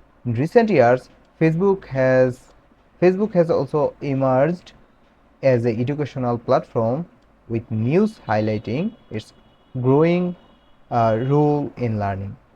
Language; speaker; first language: English; non-native, local second language; Bangla